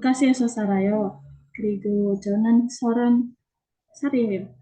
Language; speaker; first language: Korean; non-native, learner; Indonesian